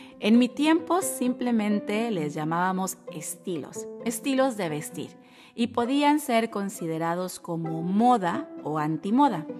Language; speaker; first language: Spanish; native; Spanish